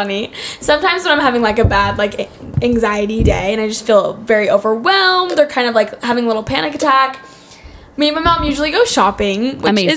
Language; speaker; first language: English; native; English